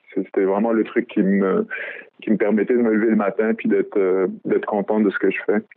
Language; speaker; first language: French; early bilingual, other home language; Arabic